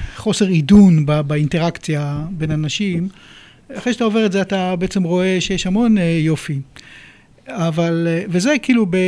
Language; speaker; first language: Hebrew; native; Hebrew